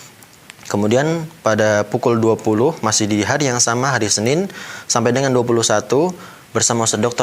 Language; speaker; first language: Indonesian; native; Indonesian